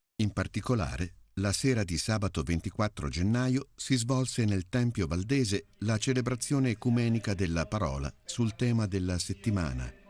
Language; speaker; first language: Italian; native; Italian